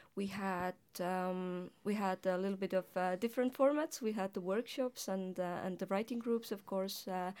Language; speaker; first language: English; non-native, fluent; Estonian